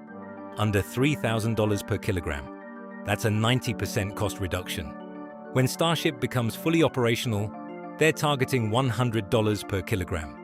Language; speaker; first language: English; native; English